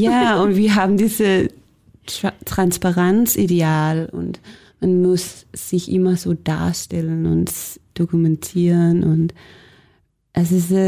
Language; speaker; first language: German; non-native, fluent; Danish